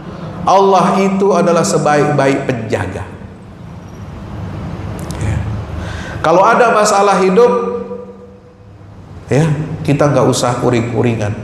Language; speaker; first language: Indonesian; native; Indonesian